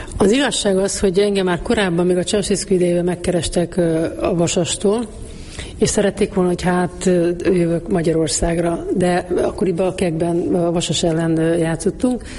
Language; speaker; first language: Hungarian; native; Hungarian